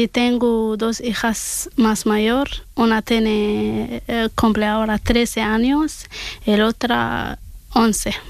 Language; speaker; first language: Spanish; non-native, learner; Arabic